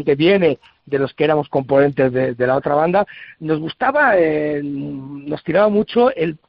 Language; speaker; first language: Spanish; native; Spanish